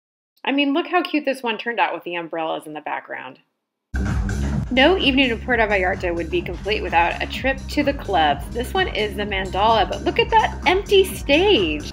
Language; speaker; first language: English; native; English